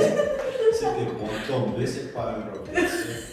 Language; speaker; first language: French; non-native, local second language; Malagasy